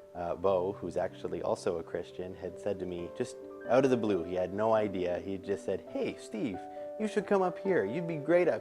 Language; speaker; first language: English; native; English